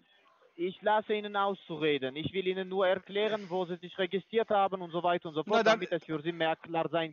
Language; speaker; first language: German; non-native, fluent; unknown